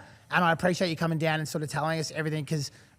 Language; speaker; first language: English; native; English